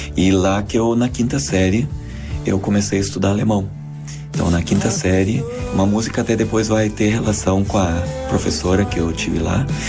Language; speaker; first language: Portuguese; non-native, local second language; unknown